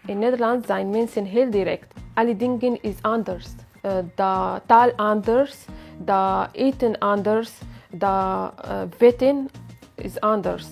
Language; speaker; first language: Dutch; non-native, learner; Arabic